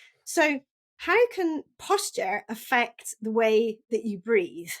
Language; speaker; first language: English; native; English